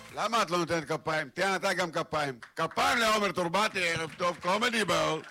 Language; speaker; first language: Hebrew; non-native, local second language; Arabic